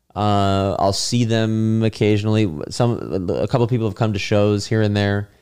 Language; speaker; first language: English; native; English